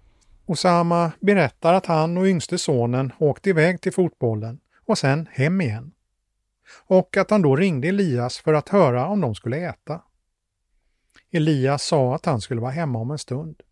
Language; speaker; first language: Swedish; native; Swedish